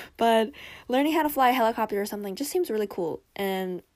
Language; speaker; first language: English; early bilingual, other home language; Korean